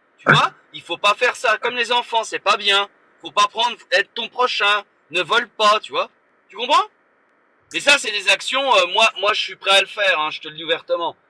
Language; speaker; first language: French; native; French